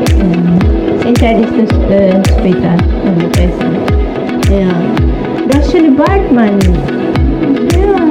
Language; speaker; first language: German; non-native, learner; Filipino